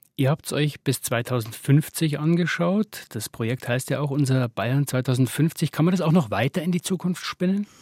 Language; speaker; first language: German; native; German